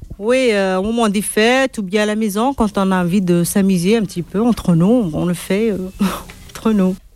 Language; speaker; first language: French; non-native, local second language; Arabic